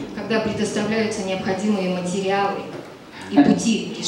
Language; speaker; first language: Russian; native; Russian